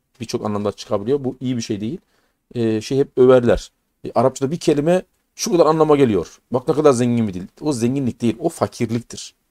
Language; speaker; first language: Turkish; native; Turkish